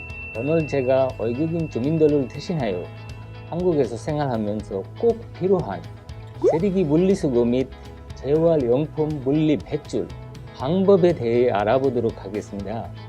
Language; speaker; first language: Korean; non-native, fluent; Bangla